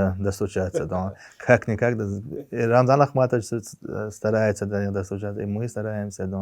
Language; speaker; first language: Russian; non-native, local second language; Chechen